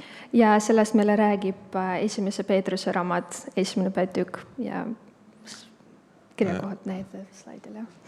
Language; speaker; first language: Estonian; non-native, local second language; Russian